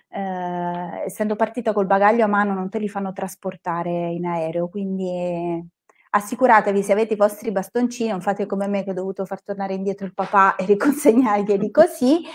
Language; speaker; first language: Italian; native; Italian